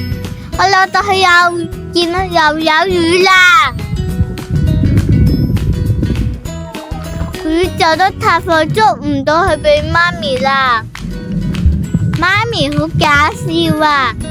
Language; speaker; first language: Chinese; native; Chinese